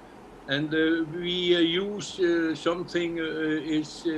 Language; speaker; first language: English; non-native, learner; Icelandic